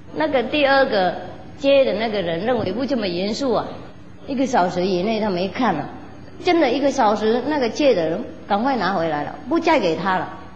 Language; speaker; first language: Chinese; non-native, fluent; Vietnamese